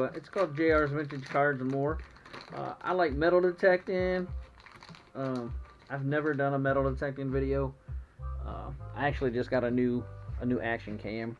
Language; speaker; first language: English; native; English